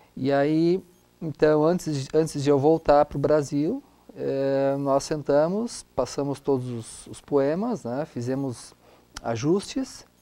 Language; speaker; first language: Portuguese; non-native, local second language; German